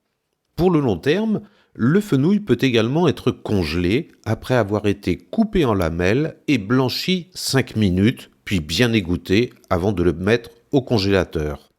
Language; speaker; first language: French; native; French